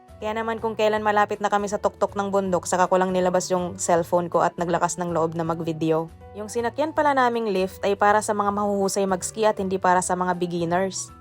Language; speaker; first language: Filipino; native; Filipino